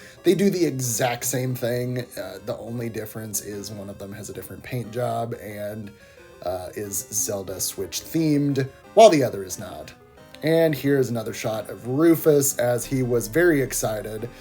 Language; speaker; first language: English; native; English